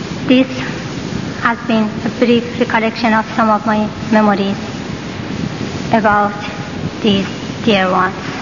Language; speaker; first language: English; non-native, fluent; Persian